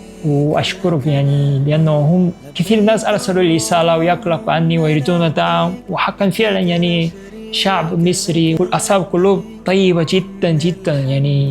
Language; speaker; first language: Arabic; non-native, fluent; Korean